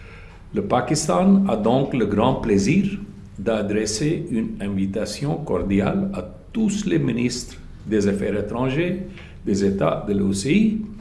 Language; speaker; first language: French; non-native, fluent; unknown